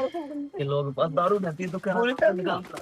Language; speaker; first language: Hindi; native; Hindi